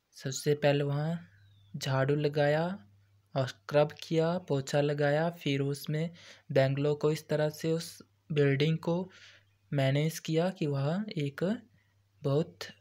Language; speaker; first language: Hindi; native; Hindi